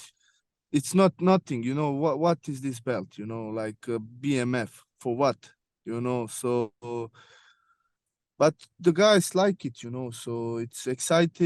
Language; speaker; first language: English; non-native, learner; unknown